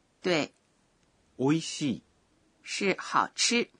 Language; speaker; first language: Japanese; non-native, fluent; Chinese